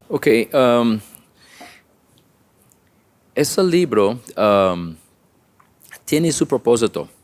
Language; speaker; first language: Spanish; non-native, learner; English